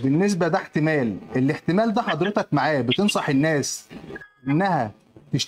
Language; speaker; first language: Arabic; native; Arabic